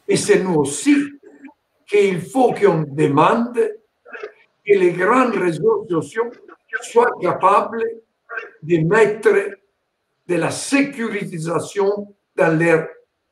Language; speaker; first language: French; non-native, fluent; Italian